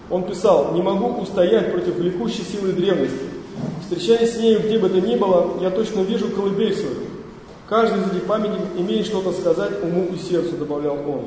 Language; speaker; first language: Russian; native; Russian